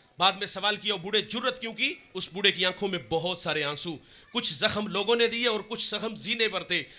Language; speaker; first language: Urdu; non-native, local second language; Punjabi